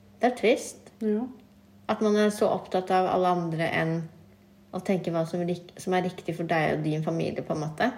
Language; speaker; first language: Norwegian; early bilingual, other home language; Kurdish